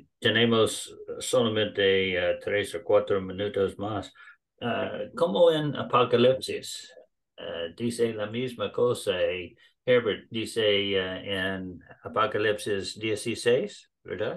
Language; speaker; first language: Spanish; non-native, learner; English